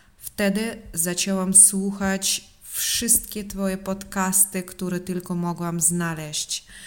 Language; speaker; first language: Polish; non-native, fluent; Russian